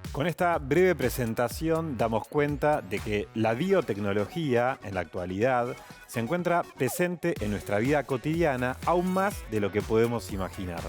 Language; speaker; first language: Spanish; native; Spanish